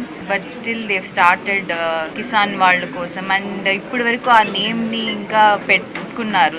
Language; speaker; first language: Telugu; non-native, learner; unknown